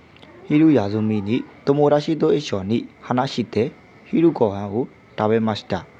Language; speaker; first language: Japanese; non-native, learner; Burmese